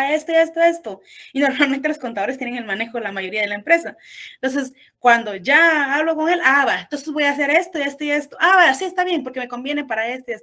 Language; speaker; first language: Spanish; native; Spanish